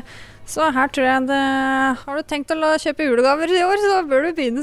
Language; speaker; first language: Norwegian; native; Norwegian